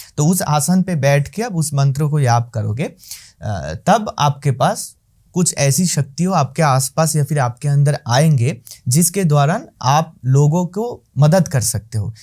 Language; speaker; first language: Hindi; non-native, local second language; Bangla